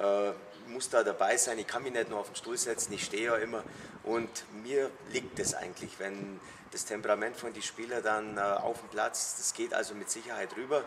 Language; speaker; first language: German; native; German